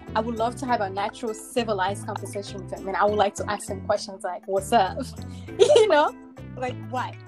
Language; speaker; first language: English; early bilingual, other home language; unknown